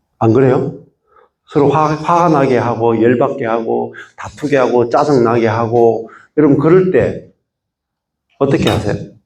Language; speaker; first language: Korean; native; Korean